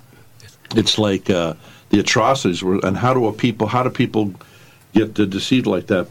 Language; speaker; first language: English; native; English